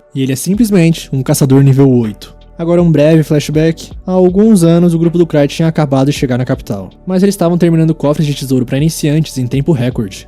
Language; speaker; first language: Portuguese; native; Portuguese